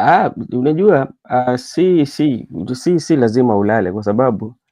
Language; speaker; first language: Swahili; non-native, local second language; Luo (Kenya and Tanzania)